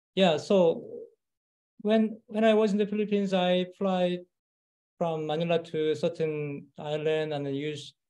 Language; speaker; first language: English; non-native, learner; Korean